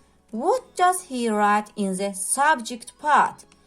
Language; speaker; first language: English; non-native, fluent; Azerbaijani